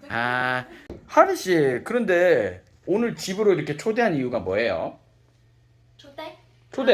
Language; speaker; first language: Korean; native; Korean